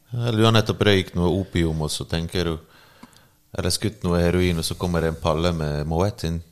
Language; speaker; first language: Norwegian; early bilingual, other home language; Bosnian